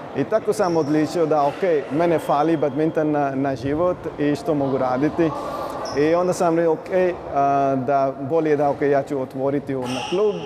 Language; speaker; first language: Croatian; non-native, learner; Punjabi